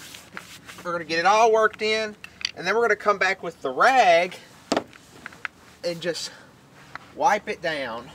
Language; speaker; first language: English; native; English